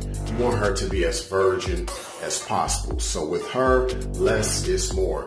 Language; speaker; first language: English; native; English